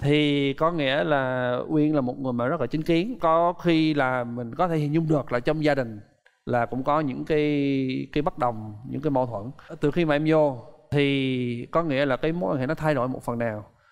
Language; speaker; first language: Vietnamese; non-native, fluent; English